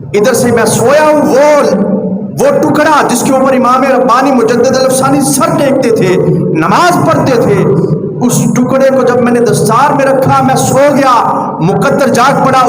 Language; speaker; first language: Urdu; non-native, local second language; Punjabi